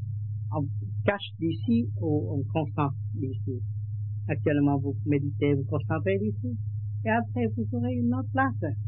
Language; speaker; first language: French; non-native, learner; Vietnamese